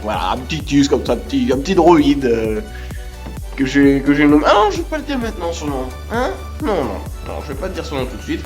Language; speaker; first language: French; native; French